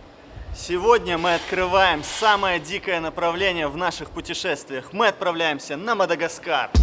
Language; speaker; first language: Russian; native; Russian